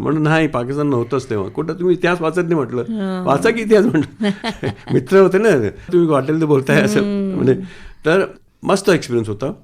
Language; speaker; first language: Marathi; non-native, local second language; Sindhi